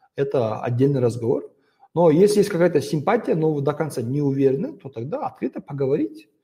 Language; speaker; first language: Russian; non-native, local second language; Kazakh